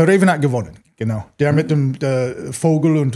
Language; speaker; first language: German; non-native, fluent; English